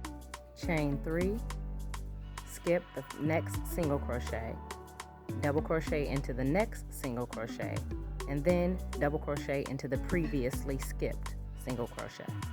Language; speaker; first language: English; native; English